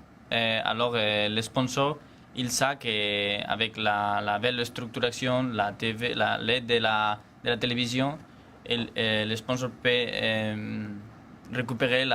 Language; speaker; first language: French; non-native, learner; Spanish